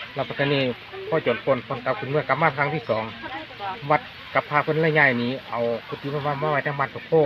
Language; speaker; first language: Thai; non-native, local second language; Northeastern Thai